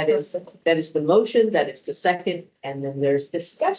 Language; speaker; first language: English; native; English